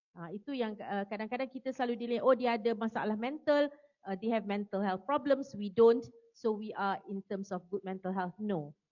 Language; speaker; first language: Malay; native; Malay